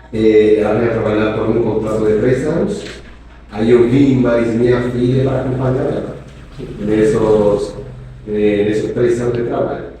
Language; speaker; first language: Portuguese; non-native, fluent; Spanish